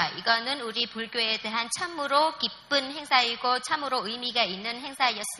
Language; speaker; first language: Korean; non-native, fluent; Vietnamese